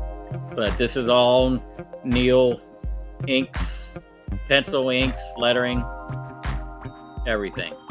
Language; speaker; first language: English; native; English